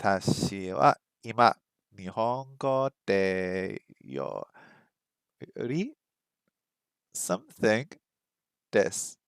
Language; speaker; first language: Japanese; non-native, learner; English